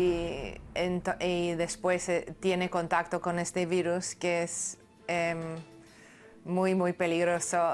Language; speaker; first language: Spanish; non-native, fluent; English